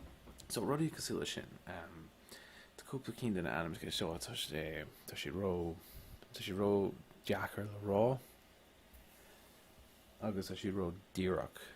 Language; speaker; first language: Irish; non-native, local second language; English